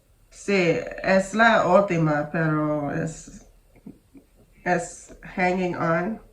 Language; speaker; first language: Spanish; non-native, learner; English